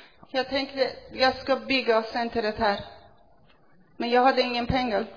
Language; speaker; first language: Swedish; non-native, fluent; Persian